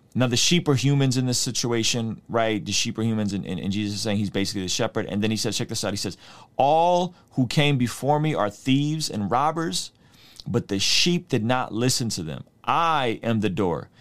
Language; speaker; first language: English; early bilingual, other home language; Russian